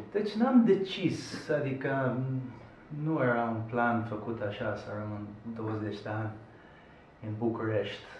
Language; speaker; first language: Romanian; non-native, fluent; English